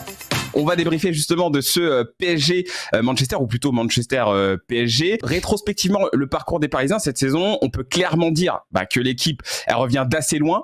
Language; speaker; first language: French; native; French